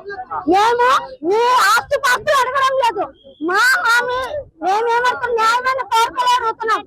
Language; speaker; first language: Telugu; native; Telugu